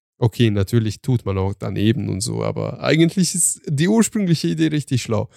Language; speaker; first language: German; early bilingual, other home language; Turkish